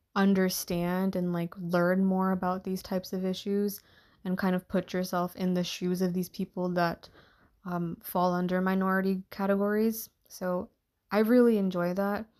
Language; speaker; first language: English; early bilingual, other home language; Hindi